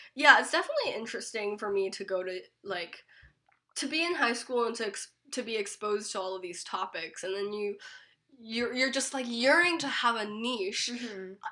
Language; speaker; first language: English; native; English